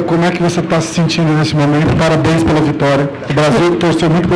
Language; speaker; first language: Portuguese; native; Portuguese